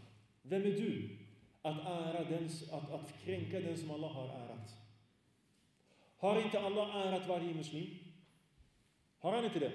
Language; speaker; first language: Swedish; early bilingual, other home language; Arabic